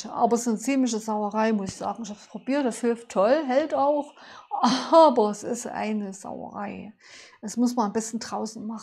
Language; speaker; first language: German; native; German